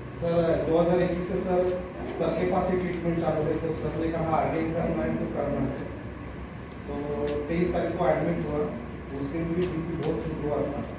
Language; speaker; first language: Hindi; non-native, local second language; Marathi